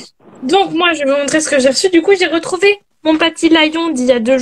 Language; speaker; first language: French; native; French